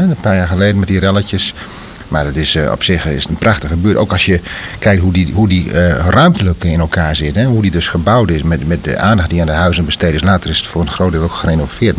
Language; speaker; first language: Dutch; native; Dutch